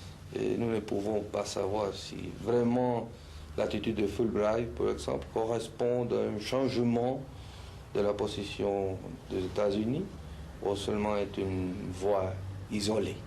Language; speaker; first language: French; non-native, fluent; Spanish